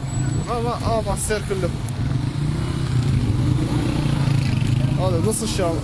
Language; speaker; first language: Arabic; native; Arabic